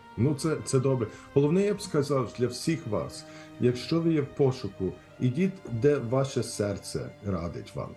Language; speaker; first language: Ukrainian; early bilingual, heritage; Ukrainian